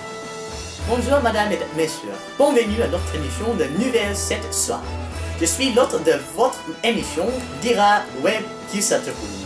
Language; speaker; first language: French; non-native, learner; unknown